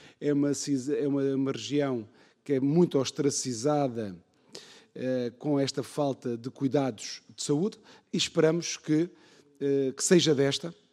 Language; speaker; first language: Portuguese; native; Portuguese